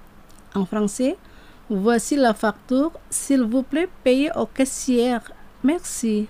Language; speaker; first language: French; non-native, fluent; Indonesian